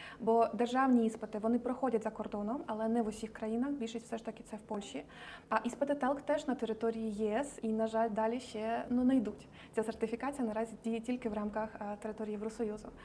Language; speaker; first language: Ukrainian; native; Ukrainian